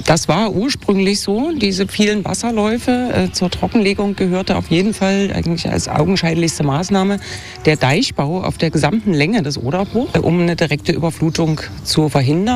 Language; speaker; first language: German; native; German